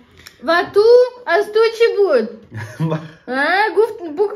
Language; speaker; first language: Persian; non-native, learner; German